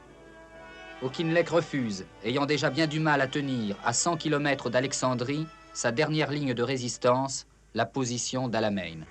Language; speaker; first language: French; native; French